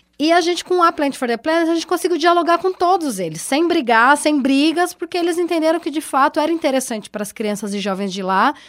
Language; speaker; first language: Portuguese; native; Portuguese